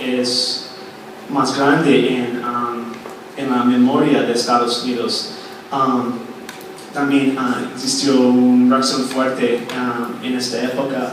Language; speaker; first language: Spanish; non-native, fluent; English